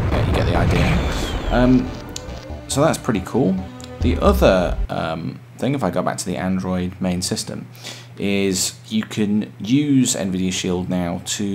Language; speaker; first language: English; native; English